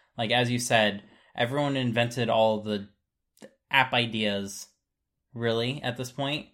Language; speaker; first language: English; native; English